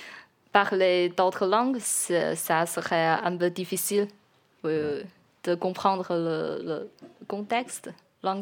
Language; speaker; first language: French; non-native, learner; Chinese